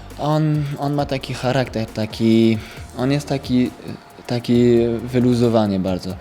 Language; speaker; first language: Polish; early bilingual, heritage; French